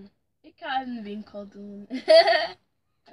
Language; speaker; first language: Dutch; early bilingual, other home language; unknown